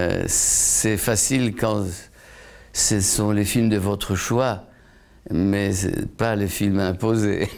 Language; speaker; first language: French; non-native, fluent; Polish